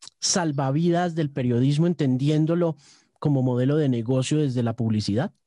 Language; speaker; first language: Spanish; native; Spanish